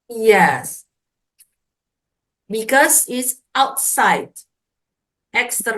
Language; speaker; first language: English; non-native, fluent; Indonesian